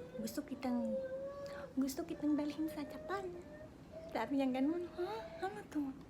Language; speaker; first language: Filipino; non-native, local second language; Cebuano